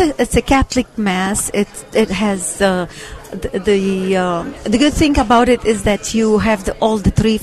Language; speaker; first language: English; non-native, fluent; Arabic